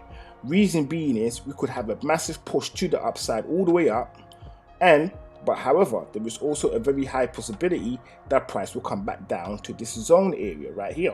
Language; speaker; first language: English; native; English